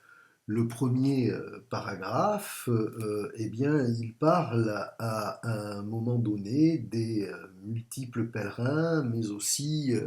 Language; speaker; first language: French; native; French